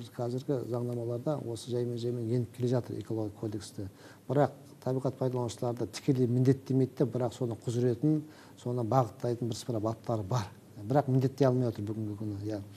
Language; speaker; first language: Kazakh; native; Kazakh